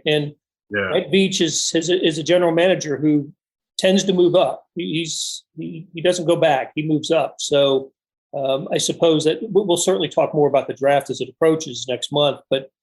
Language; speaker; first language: English; native; English